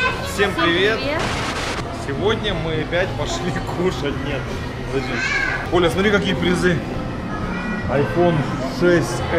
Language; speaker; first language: Russian; native; Russian